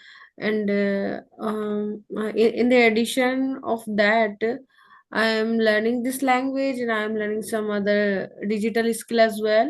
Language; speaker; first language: English; non-native, local second language; Hindi